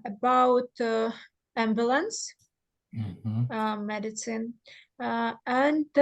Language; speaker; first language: English; non-native, learner; Ukrainian